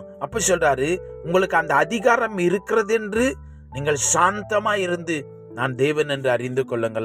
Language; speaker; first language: Tamil; native; Tamil